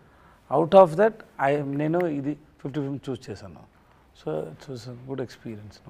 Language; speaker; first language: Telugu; non-native, learner; Tamil